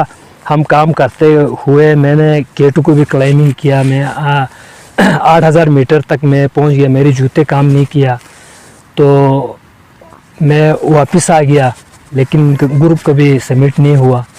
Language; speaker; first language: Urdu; non-native, local second language; Balti